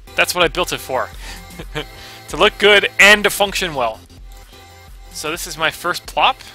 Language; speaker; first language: English; native; English